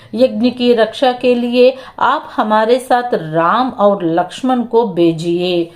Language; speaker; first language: Hindi; non-native, local second language; Telugu